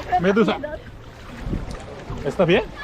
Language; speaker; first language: Spanish; non-native, learner; Korean